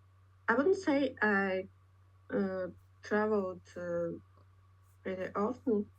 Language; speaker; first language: English; non-native, fluent; Russian